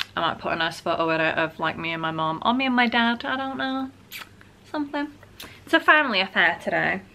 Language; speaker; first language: English; native; English